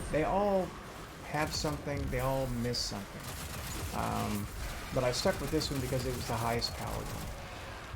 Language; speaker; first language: English; native; English